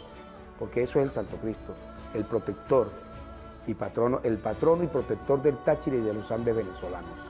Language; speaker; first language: Spanish; native; Spanish